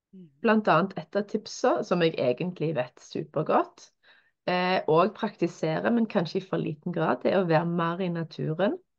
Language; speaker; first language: Norwegian; native; Norwegian